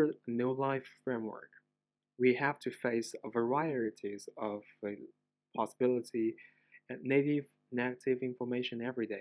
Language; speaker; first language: English; non-native, fluent; Chinese